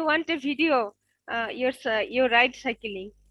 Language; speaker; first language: English; non-native, local second language; Bangla